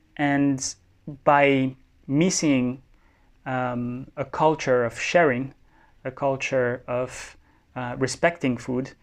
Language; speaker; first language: English; non-native, fluent; Spanish